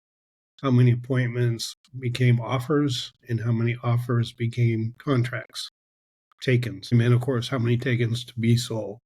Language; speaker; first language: English; native; English